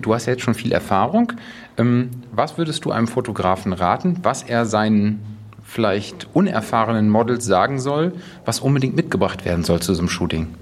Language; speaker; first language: German; native; German